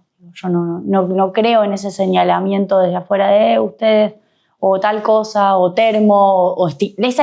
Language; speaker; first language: Spanish; native; Spanish